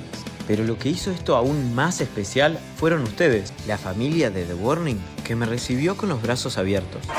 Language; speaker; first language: Spanish; native; Spanish